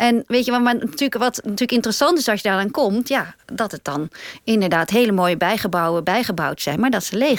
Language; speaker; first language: Dutch; native; Dutch